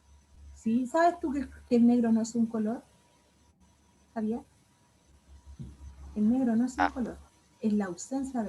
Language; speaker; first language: Spanish; native; Spanish